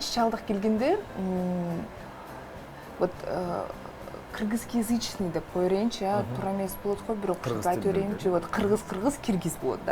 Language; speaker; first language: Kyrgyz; non-native, local second language; Russian